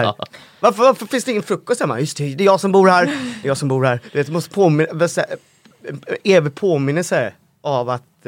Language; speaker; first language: Swedish; native; Swedish